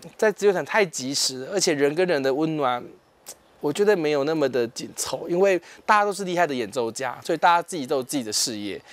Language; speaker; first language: Chinese; native; Chinese